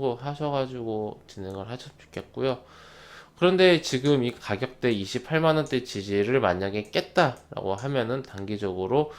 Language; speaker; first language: Korean; native; Korean